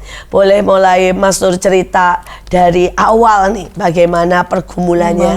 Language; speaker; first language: Indonesian; native; Indonesian